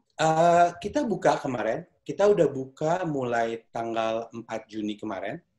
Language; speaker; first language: Indonesian; native; Indonesian